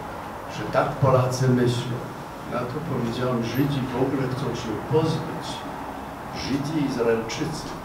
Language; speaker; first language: Polish; non-native, fluent; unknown